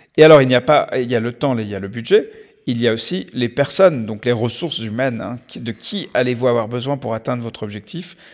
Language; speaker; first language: French; native; French